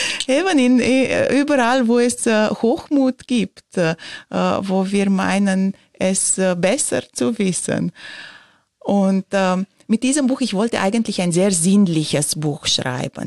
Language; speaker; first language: German; non-native, fluent; Romanian